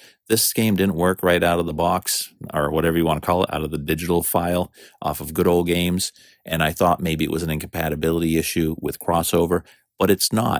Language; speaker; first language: English; native; English